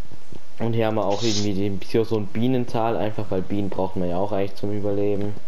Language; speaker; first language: German; native; German